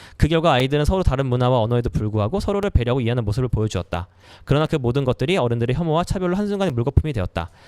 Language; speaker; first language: Korean; native; Korean